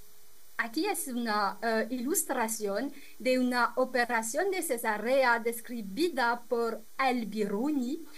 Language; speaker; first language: Spanish; non-native, fluent; French